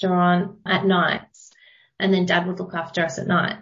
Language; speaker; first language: English; native; English